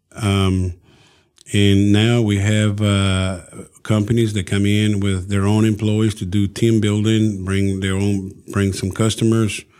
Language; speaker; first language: English; early bilingual, other home language; Spanish